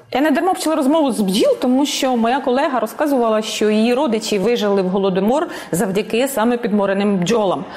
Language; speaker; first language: Ukrainian; native; Ukrainian